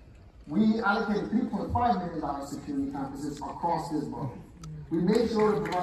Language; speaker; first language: English; native; English